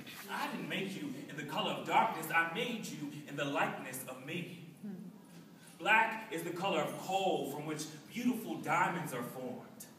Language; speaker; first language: English; native; English